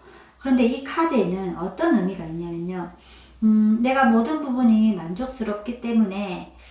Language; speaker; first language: Korean; native; Korean